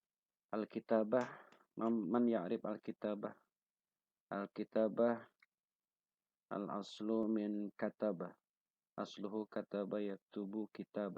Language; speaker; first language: Arabic; non-native, fluent; Indonesian